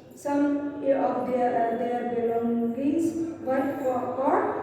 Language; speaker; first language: English; non-native, local second language; Hindi